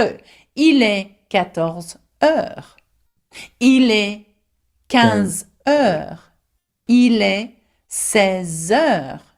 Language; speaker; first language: French; non-native, learner; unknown